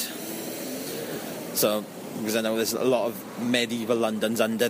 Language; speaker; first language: English; native; English